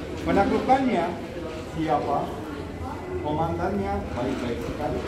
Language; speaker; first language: Indonesian; non-native, fluent; Turkish